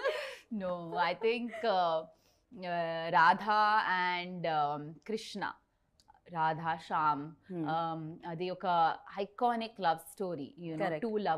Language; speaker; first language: Telugu; non-native, learner; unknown